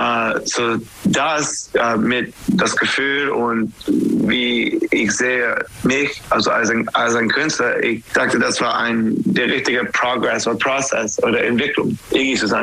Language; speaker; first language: German; non-native, fluent; English